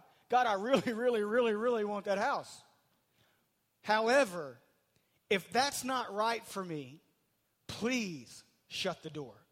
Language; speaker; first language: English; native; English